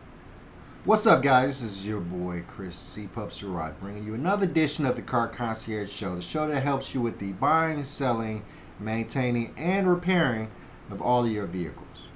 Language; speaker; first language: English; native; English